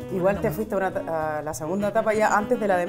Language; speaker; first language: Spanish; native; Spanish